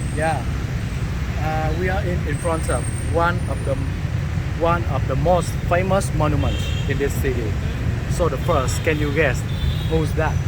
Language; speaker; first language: English; non-native, learner; Vietnamese